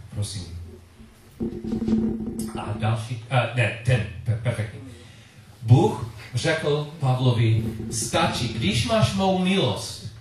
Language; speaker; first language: Czech; non-native, learner; English